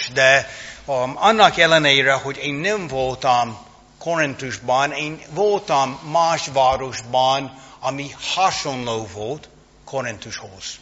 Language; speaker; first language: Hungarian; non-native, fluent; English